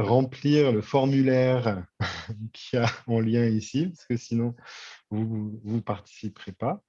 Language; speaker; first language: French; native; French